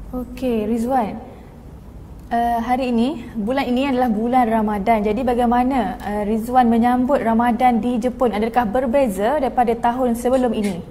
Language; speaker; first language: Malay; native; Malay